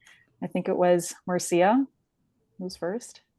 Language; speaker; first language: English; native; English